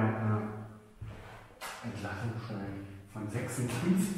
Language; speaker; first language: German; native; German